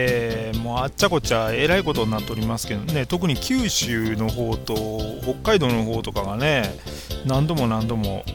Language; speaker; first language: Japanese; native; Japanese